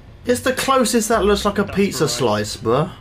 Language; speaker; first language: English; native; English